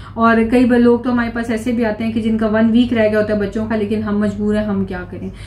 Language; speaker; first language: Urdu; native; Urdu